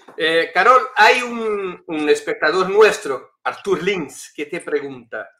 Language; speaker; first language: Spanish; non-native, fluent; Portuguese